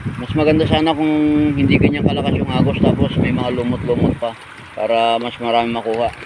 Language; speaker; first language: Filipino; non-native, local second language; Iloko